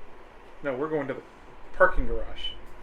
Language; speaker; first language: English; native; English